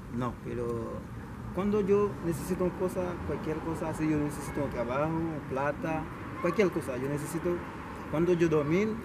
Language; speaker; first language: Spanish; non-native, learner; Haitian Creole